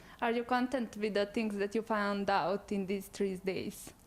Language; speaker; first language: English; non-native, fluent; Serbian